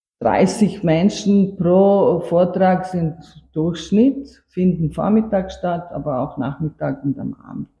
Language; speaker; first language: German; non-native, fluent; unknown